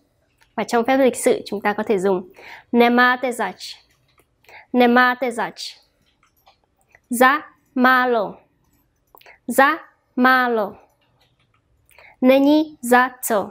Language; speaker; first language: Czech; non-native, fluent; Vietnamese